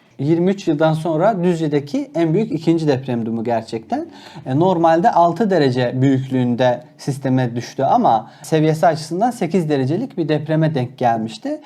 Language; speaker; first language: Turkish; non-native, local second language; Azerbaijani